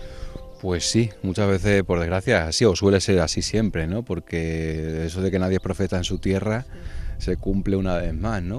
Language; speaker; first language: Spanish; native; Spanish